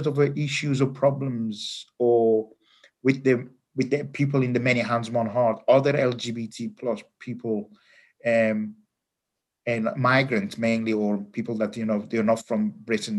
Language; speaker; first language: English; non-native, fluent; Persian